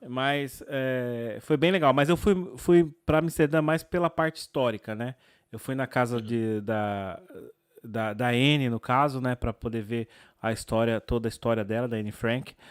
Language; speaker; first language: Portuguese; native; Portuguese